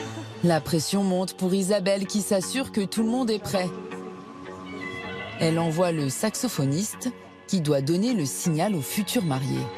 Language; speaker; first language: French; native; French